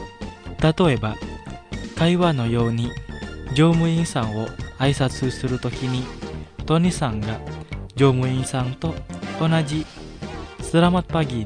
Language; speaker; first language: Japanese; non-native, fluent; Indonesian